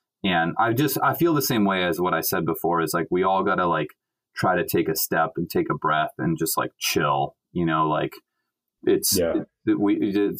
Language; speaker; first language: English; native; English